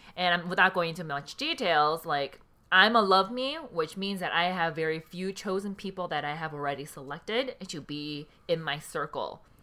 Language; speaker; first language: English; early bilingual, other home language; Korean